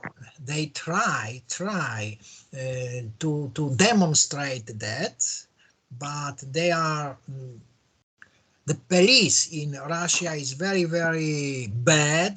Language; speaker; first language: English; non-native, learner; Polish